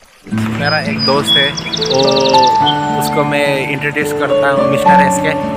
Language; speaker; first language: Hindi; non-native, local second language; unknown